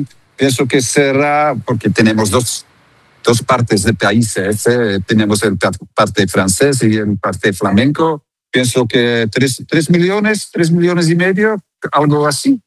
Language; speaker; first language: Spanish; non-native, fluent; Dutch